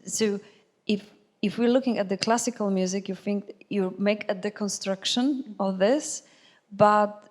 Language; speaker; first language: English; non-native, fluent; Polish